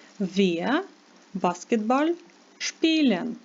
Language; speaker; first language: German; non-native, fluent; Ukrainian